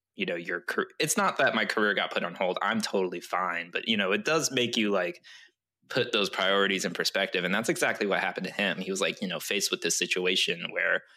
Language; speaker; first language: English; early bilingual, other home language; Chinese